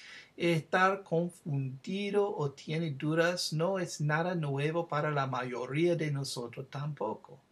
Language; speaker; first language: Spanish; non-native, fluent; English